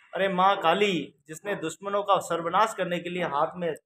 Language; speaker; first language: Hindi; native; Hindi